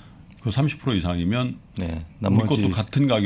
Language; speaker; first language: Korean; native; Korean